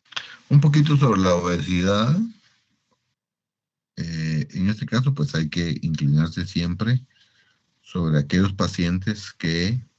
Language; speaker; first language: Spanish; native; Spanish